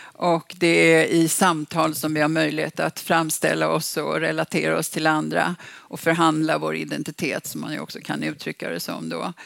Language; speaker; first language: Swedish; native; Swedish